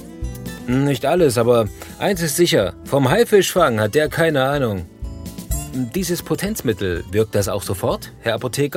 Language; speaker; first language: German; native; German